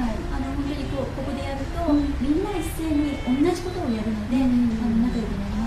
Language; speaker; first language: Japanese; native; Japanese